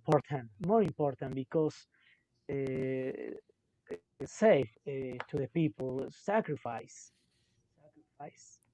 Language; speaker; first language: English; non-native, learner; Spanish